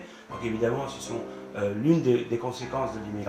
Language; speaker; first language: French; native; French